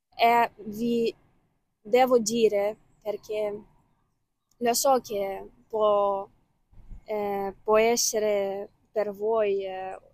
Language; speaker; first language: Italian; non-native, fluent; Ukrainian